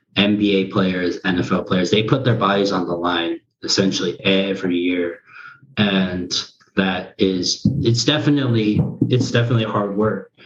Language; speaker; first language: English; early bilingual, other home language; Korean